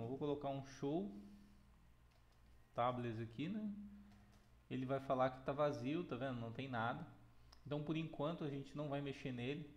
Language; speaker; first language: Portuguese; native; Portuguese